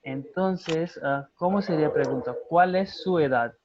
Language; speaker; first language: Spanish; non-native, fluent; Hindi